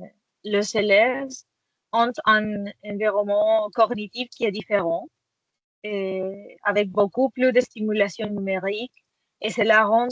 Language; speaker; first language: French; non-native, fluent; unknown